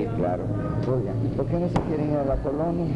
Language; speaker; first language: Spanish; native; Spanish